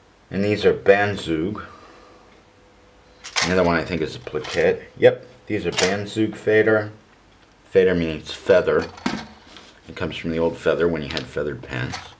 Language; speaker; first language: English; native; English